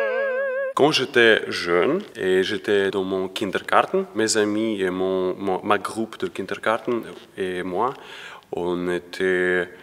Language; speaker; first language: French; non-native, learner; Ukrainian